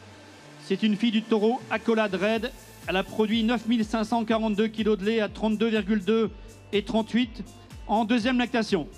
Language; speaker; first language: French; native; French